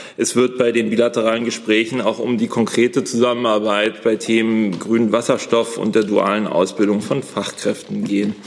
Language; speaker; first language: German; native; German